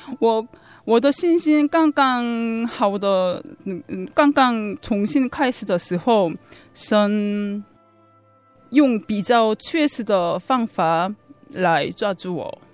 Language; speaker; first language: Chinese; non-native, fluent; Korean